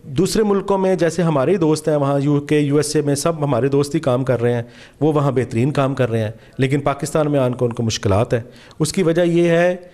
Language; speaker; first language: Urdu; non-native, local second language; Punjabi